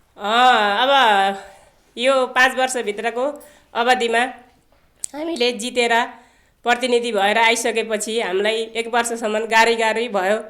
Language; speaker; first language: Nepali; native; Nepali